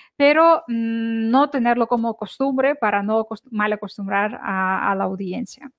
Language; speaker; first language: Spanish; non-native, fluent; Ukrainian